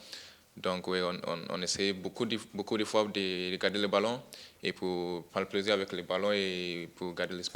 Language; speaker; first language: French; non-native, fluent; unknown